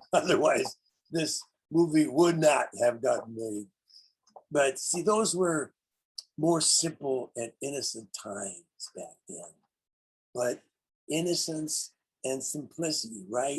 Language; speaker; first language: English; native; English